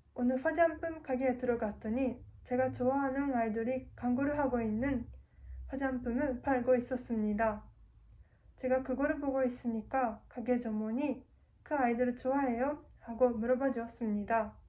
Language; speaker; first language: Korean; non-native, learner; Japanese